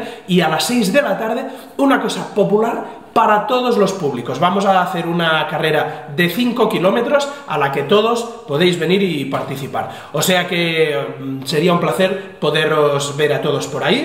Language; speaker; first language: Spanish; native; Spanish